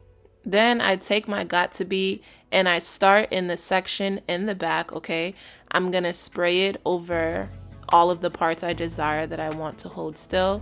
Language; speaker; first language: English; native; English